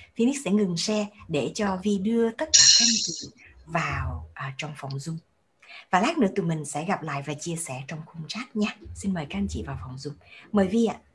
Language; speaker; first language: Vietnamese; early bilingual, heritage; Vietnamese